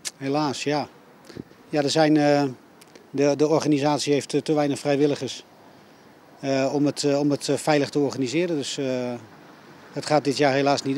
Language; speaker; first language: Dutch; native; Dutch